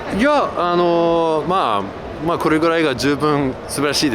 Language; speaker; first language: Japanese; non-native, fluent; English